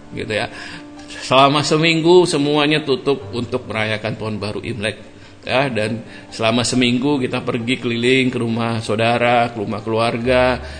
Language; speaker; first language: Indonesian; native; Indonesian